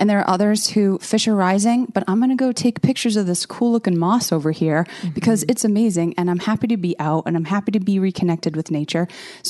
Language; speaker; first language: English; native; English